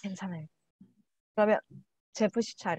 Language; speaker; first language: Korean; non-native, learner; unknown